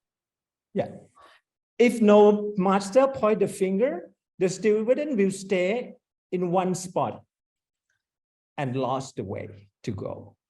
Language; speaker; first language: English; non-native, fluent; Thai